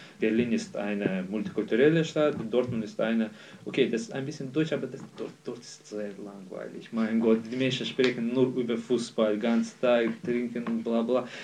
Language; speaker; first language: German; non-native, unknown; Azerbaijani